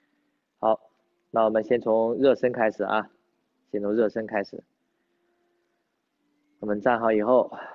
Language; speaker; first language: Chinese; native; Chinese